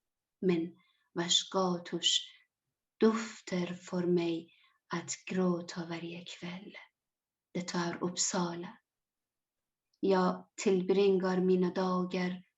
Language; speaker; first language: Swedish; non-native, learner; Persian